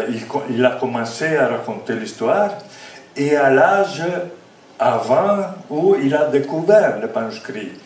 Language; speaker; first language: French; non-native, fluent; Italian